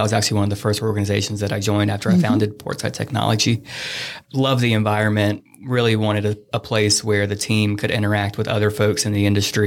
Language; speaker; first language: English; native; English